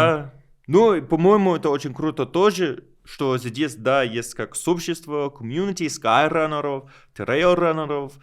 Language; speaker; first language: Russian; non-native, learner; English